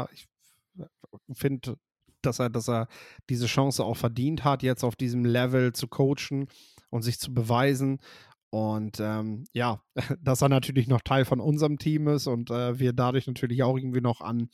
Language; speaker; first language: German; native; German